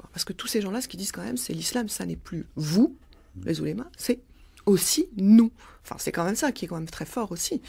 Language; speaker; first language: French; native; French